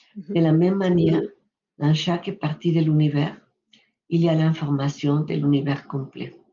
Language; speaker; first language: French; non-native, fluent; Spanish